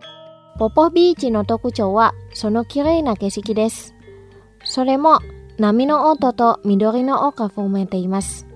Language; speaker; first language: Japanese; non-native, fluent; Indonesian